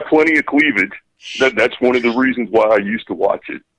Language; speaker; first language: English; native; English